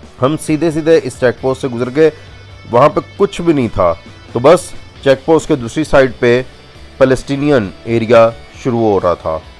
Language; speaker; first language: Urdu; non-native, local second language; Punjabi